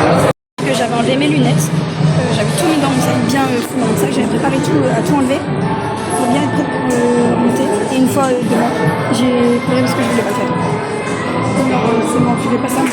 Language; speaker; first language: French; native; French